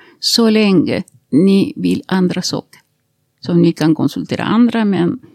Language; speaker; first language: Swedish; non-native, fluent; Spanish